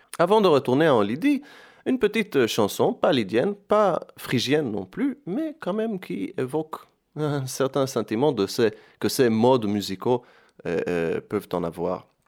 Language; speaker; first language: French; non-native, fluent; Hebrew